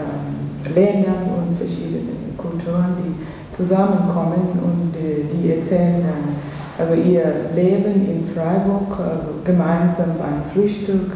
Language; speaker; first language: German; non-native, fluent; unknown